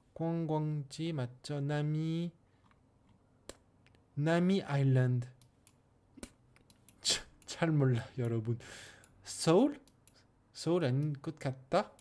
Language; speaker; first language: Korean; non-native, learner; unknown